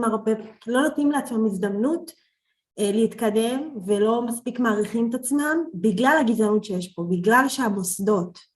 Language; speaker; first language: Hebrew; early bilingual, other home language; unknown